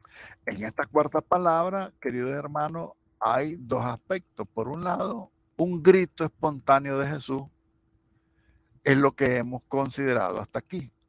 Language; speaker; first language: Spanish; native; Spanish